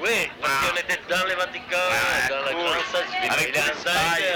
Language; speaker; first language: French; non-native, fluent; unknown